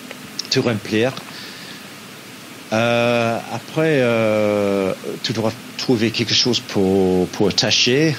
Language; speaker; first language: French; non-native, learner; English